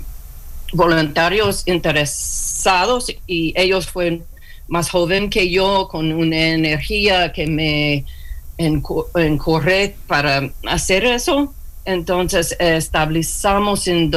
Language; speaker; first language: Spanish; non-native, learner; English